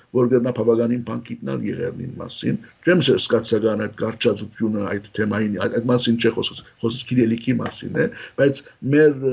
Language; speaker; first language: Armenian; early bilingual, heritage; Armenian